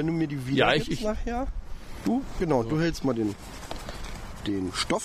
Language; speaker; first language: German; native; German